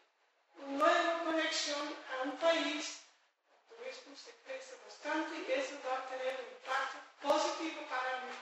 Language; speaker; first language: Spanish; non-native, fluent; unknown